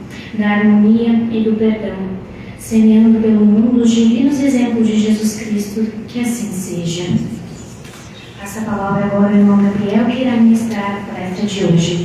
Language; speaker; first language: Portuguese; native; Portuguese